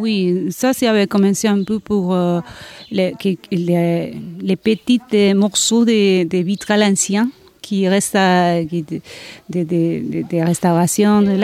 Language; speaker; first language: French; non-native, learner; Spanish